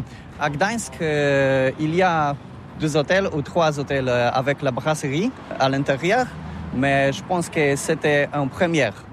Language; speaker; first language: French; non-native, learner; Polish